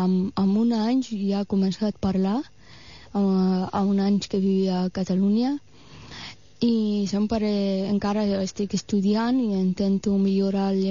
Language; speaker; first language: Catalan; non-native, fluent; Persian